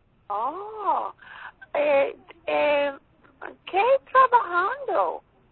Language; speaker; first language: Spanish; non-native, learner; English